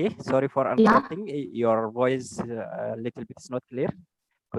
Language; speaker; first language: English; non-native, learner; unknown